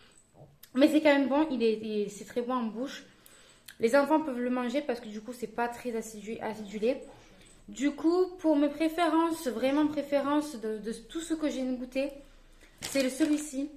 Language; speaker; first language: French; native; French